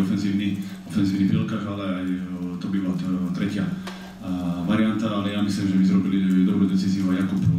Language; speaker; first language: Polish; non-native, learner; Slovak